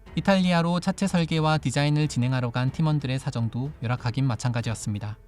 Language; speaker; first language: Korean; native; Korean